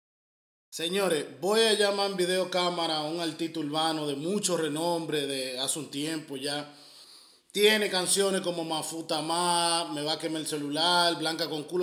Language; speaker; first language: Spanish; native; Spanish